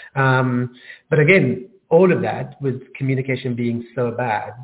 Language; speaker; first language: English; non-native, fluent; Arabic